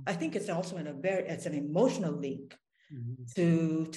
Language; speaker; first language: English; non-native, local second language; Waray